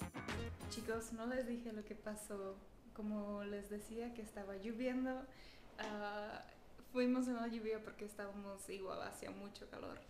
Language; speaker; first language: Spanish; non-native, fluent; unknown